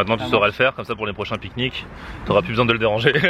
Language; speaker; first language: French; native; French